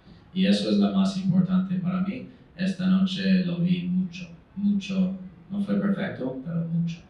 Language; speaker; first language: Spanish; non-native, fluent; English